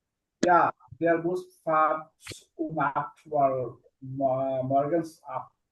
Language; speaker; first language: German; non-native, learner; Bangla